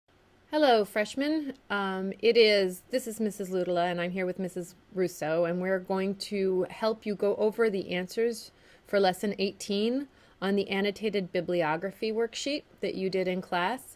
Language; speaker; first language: English; native; English